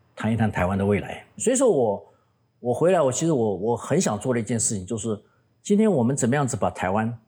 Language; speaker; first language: Chinese; native; Chinese